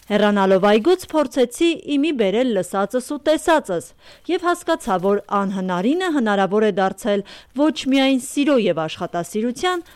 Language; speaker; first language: Armenian; native; Armenian